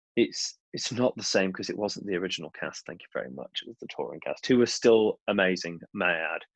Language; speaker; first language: English; native; English